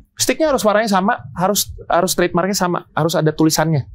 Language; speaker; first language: Indonesian; native; Indonesian